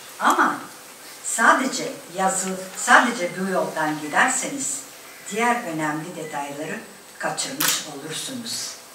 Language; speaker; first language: Turkish; native; Turkish